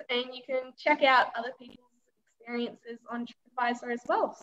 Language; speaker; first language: English; native; English